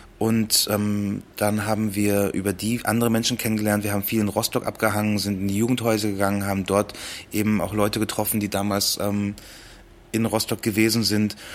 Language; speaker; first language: German; early bilingual, other home language; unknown